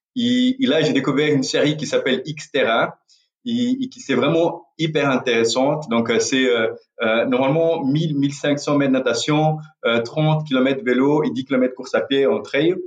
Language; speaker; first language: French; non-native, fluent; Portuguese